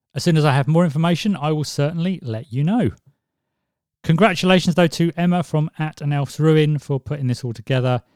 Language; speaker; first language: English; native; English